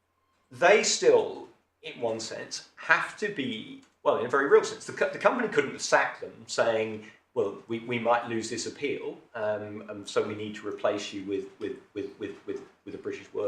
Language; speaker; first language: English; native; English